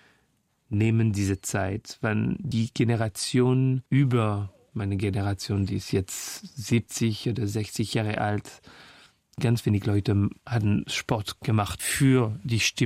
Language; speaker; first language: German; non-native, learner; French